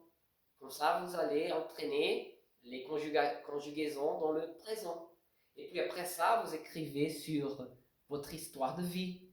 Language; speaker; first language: French; non-native, fluent; Portuguese